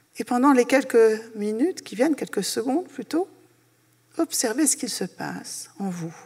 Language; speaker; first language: French; native; French